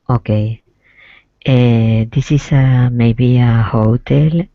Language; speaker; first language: English; non-native, learner; Spanish